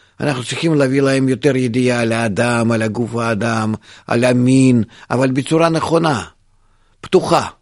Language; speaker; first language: Hebrew; non-native, fluent; Russian